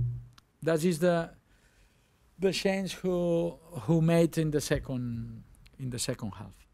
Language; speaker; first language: English; non-native, learner; Catalan